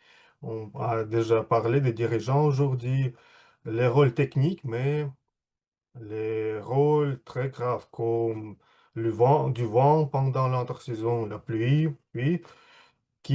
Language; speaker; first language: French; non-native, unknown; Russian